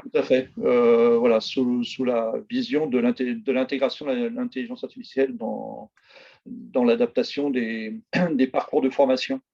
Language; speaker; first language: French; native; French